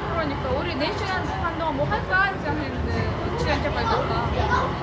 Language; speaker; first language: Korean; non-native, learner; Kyrgyz